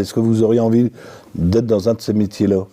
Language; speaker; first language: French; native; French